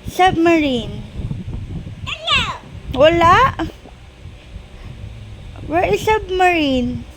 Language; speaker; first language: English; non-native, local second language; Filipino